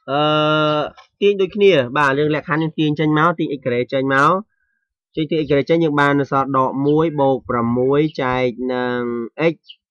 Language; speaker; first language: Khmer; native; Khmer